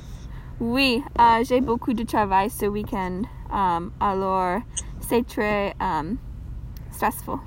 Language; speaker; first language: French; non-native, learner; English